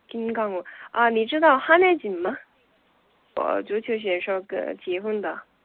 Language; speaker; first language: Chinese; non-native, learner; Korean